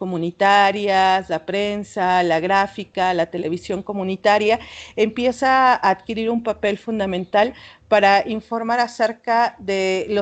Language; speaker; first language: Spanish; native; Spanish